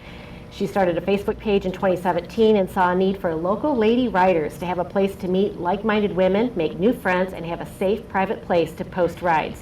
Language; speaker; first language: English; native; English